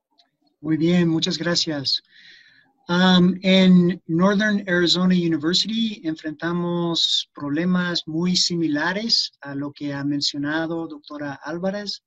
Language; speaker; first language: Spanish; non-native, fluent; English